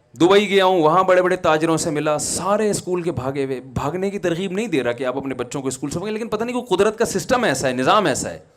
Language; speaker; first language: Urdu; native; Urdu